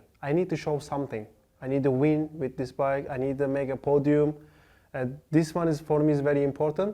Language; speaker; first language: English; non-native, learner; Turkish